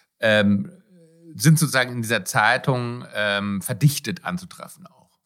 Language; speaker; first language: German; native; German